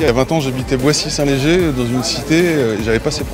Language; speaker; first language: French; native; French